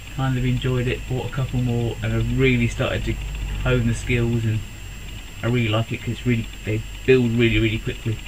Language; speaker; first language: English; native; English